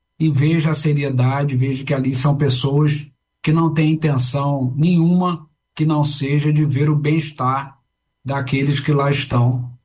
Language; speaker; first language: Portuguese; native; Portuguese